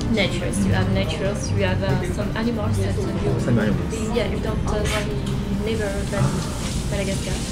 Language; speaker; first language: English; non-native, learner; French